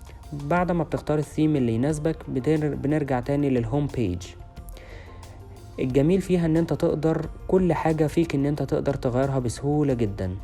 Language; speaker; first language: Arabic; native; Arabic